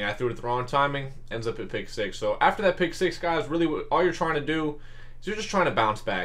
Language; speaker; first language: English; native; English